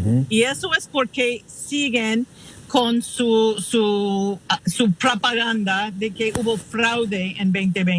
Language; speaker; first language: Spanish; non-native, fluent; English